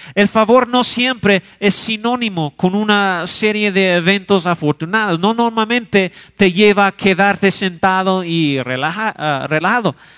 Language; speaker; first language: Spanish; non-native, fluent; English